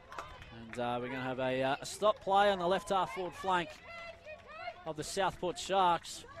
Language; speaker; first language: English; native; English